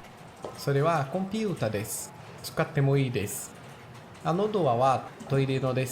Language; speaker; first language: Japanese; non-native, fluent; Portuguese